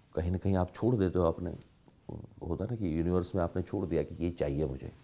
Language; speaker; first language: Hindi; native; Hindi